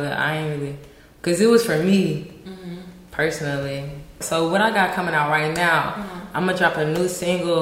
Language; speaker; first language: English; native; English